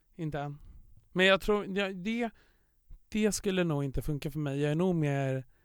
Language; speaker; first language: Swedish; native; Swedish